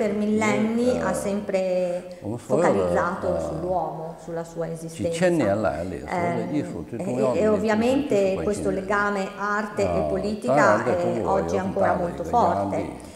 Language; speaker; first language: Italian; non-native, fluent; Chinese